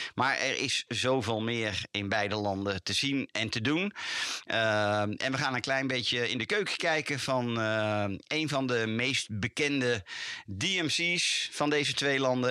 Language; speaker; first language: Dutch; native; Dutch